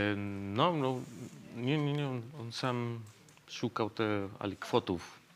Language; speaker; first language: Polish; non-native, fluent; Spanish